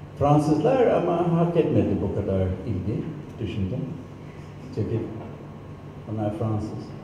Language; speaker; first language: Turkish; non-native, fluent; English